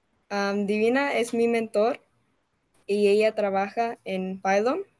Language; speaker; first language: Spanish; early bilingual, heritage; Spanish